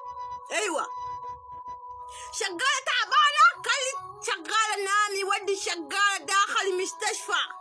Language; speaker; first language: Arabic; non-native, learner; Amharic